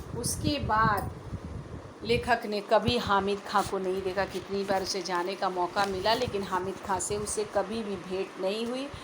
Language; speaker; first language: Hindi; native; Hindi